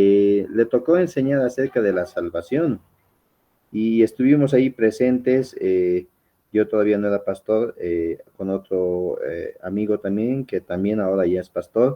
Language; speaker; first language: Spanish; native; Spanish